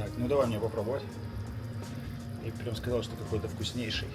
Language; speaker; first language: Russian; native; Russian